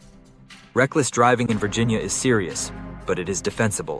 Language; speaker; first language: English; native; English